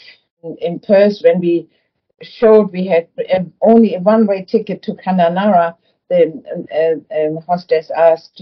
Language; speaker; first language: English; non-native, fluent; German